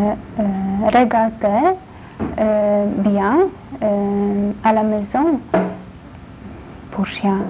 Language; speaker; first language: French; non-native, learner; Polish